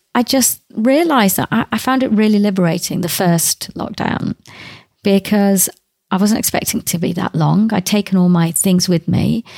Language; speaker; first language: English; native; English